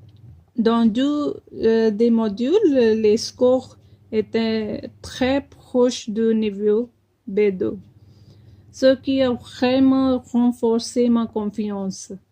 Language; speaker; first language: French; non-native, fluent; Punjabi